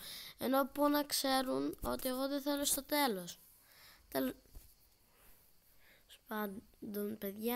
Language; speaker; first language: Greek; early bilingual, other home language; Albanian